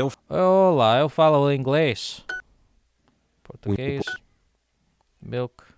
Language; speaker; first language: Portuguese; non-native, learner; English